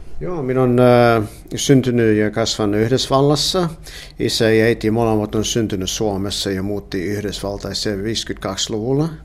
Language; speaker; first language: Finnish; early bilingual, heritage; English